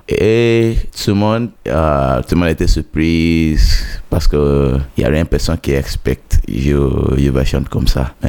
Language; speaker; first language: French; non-native, learner; Yoruba